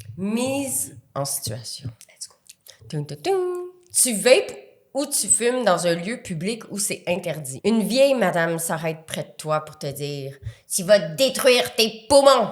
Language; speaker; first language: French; native; French